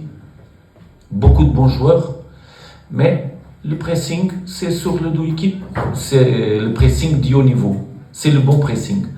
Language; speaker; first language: French; non-native, learner; Portuguese